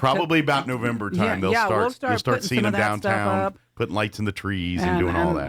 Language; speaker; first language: English; native; English